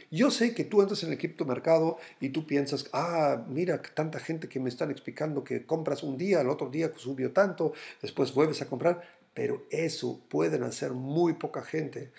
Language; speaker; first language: Spanish; non-native, fluent; German